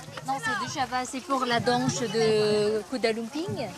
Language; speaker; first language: French; non-native, fluent; Indonesian